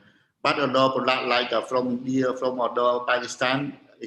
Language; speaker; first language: English; non-native, learner; Khmer